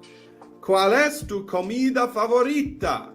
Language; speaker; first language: Spanish; non-native, learner; Welsh